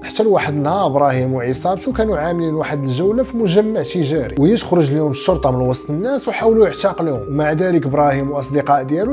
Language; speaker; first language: Arabic; native; Arabic